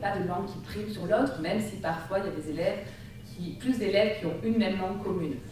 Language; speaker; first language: French; native; French